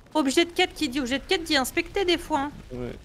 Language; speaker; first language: French; native; French